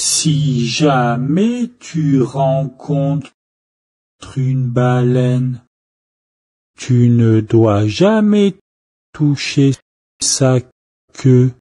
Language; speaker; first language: French; non-native, fluent; Chinese